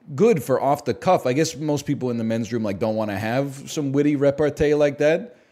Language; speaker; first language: English; native; English